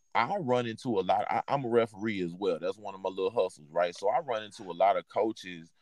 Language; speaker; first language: English; native; English